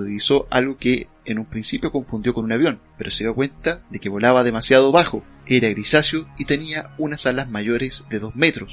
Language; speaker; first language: Spanish; native; Spanish